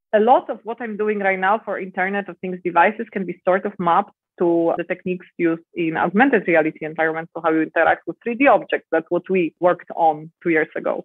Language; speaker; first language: English; non-native, fluent; Polish